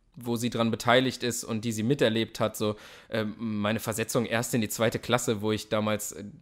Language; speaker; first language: German; native; German